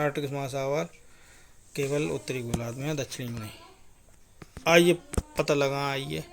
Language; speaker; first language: Hindi; native; Hindi